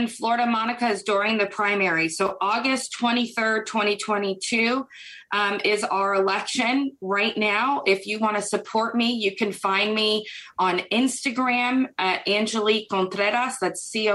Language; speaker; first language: English; native; English